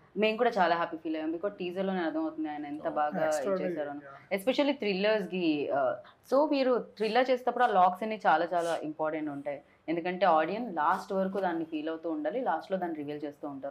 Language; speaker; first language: Telugu; native; Telugu